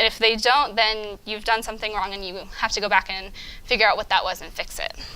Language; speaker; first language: English; native; English